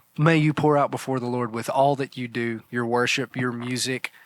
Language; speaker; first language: English; native; English